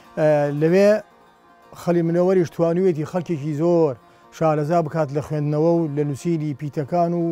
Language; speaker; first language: Central Kurdish; native; Central Kurdish